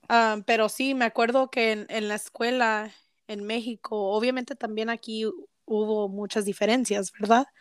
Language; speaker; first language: Spanish; early bilingual, heritage; Spanish